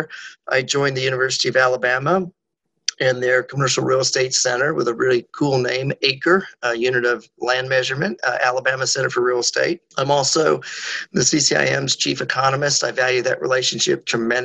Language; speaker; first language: English; native; English